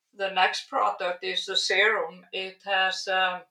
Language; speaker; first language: English; non-native, fluent; Icelandic